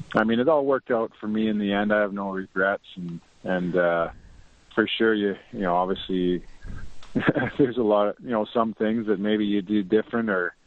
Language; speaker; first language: English; native; English